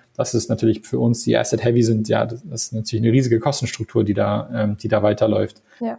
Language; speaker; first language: German; non-native, fluent; English